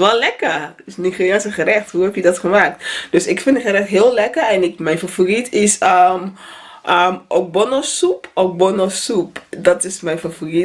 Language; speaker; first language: Dutch; non-native, fluent; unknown